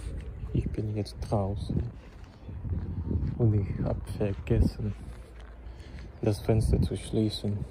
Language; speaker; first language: German; non-native, learner; Ukrainian